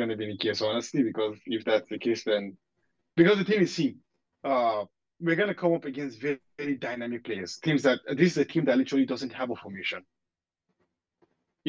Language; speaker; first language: English; non-native, local second language; Hausa